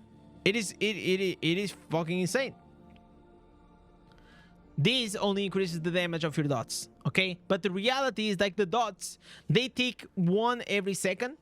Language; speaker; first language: English; non-native, fluent; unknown